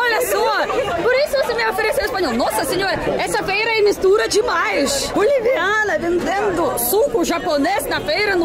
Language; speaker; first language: Portuguese; non-native, fluent; Russian